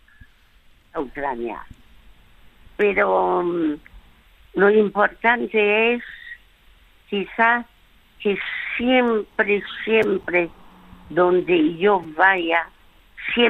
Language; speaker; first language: Spanish; early bilingual, other home language; French